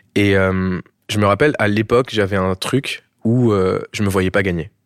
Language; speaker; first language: French; native; French